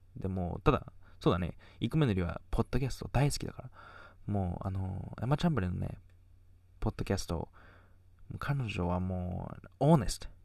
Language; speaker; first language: Japanese; native; Japanese